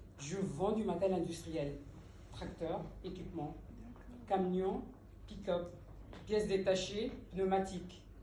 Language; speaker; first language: French; early bilingual, other home language; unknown